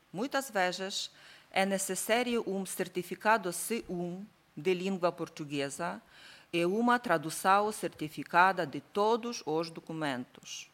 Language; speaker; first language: Portuguese; non-native, learner; Ukrainian